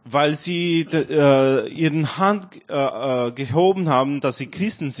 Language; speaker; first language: German; non-native, learner; Romanian